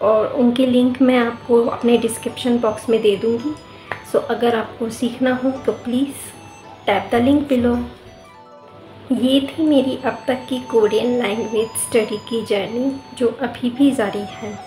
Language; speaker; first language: Hindi; native; Hindi